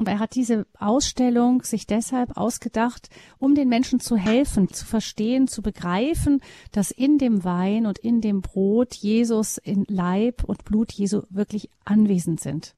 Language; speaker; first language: German; native; German